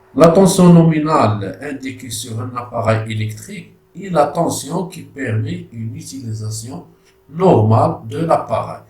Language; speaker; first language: French; non-native, local second language; Arabic